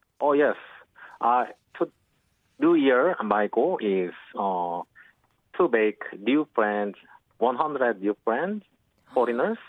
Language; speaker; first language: English; non-native, learner; Korean